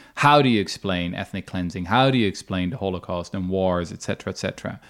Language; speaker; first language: English; non-native, fluent; Dutch